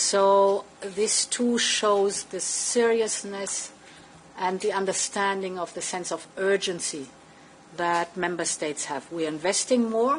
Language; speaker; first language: English; non-native, fluent; German